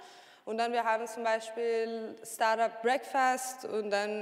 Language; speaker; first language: German; non-native, learner; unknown